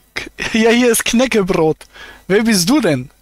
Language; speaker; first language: German; native; German